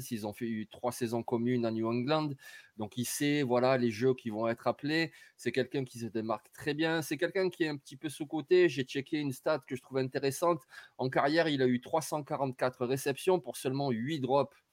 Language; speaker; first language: French; native; French